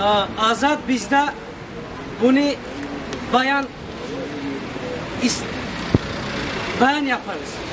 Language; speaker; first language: Turkish; non-native, learner; Tajik